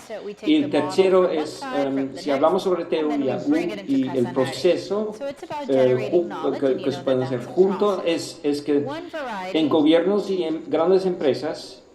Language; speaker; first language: Spanish; non-native, fluent; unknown